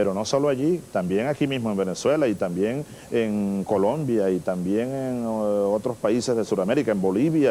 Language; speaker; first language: Spanish; native; Spanish